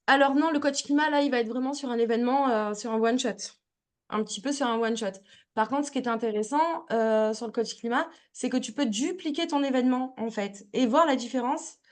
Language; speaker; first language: French; native; French